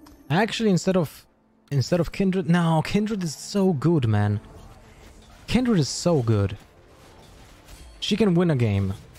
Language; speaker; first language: English; non-native, fluent; Polish